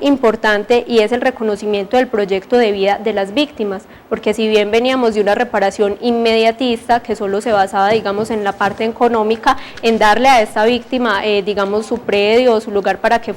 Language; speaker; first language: Spanish; native; Spanish